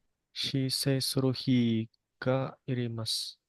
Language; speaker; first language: Japanese; non-native, learner; Indonesian